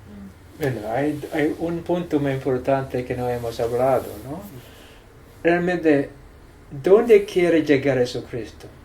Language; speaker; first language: Spanish; non-native, fluent; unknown